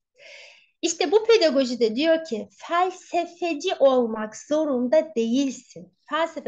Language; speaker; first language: Turkish; native; Turkish